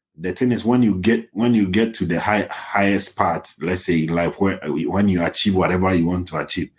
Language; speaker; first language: English; non-native, local second language; Akan